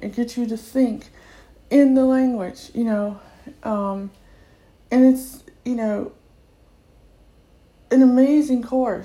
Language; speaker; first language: English; native; English